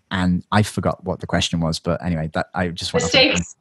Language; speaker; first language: English; native; English